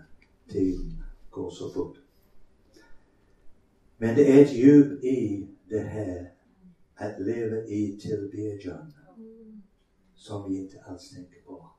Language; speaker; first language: Swedish; non-native, fluent; English